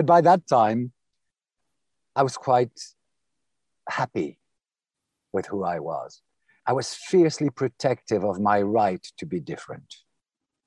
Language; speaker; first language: English; non-native, fluent; French